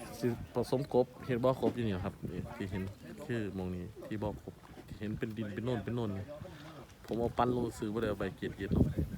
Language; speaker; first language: Thai; native; Thai